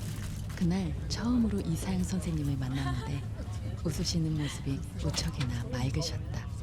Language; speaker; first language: Korean; native; Korean